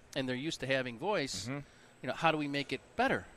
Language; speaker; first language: English; native; English